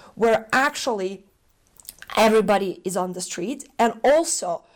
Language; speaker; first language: English; non-native, fluent; Macedonian